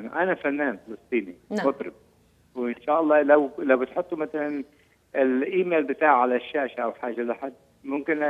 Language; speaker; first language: Arabic; native; Arabic